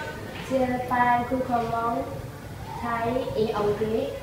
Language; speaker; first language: French; non-native, learner; Thai